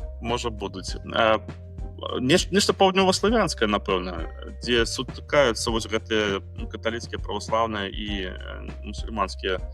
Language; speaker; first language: Belarusian; non-native, local second language; Russian